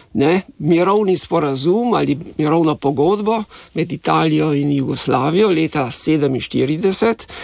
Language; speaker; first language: Slovenian; native; Slovenian